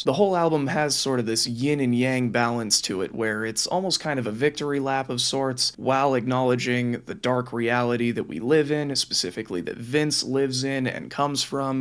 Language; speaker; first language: English; native; English